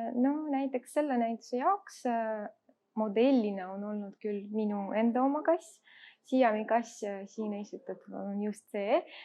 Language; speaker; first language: Estonian; non-native, local second language; Russian